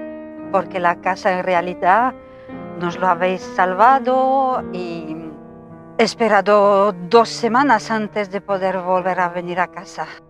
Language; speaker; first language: Spanish; non-native, fluent; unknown